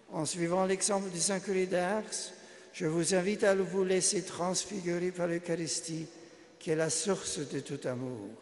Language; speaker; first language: French; non-native, fluent; German